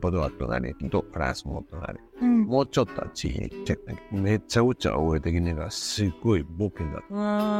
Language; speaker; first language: Japanese; non-native, learner; Spanish